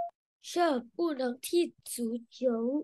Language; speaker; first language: Chinese; non-native, learner; Vietnamese